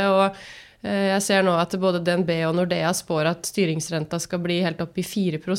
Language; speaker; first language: Norwegian; native; Norwegian